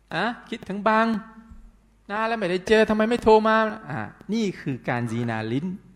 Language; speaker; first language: Thai; non-native, local second language; Pattani Malay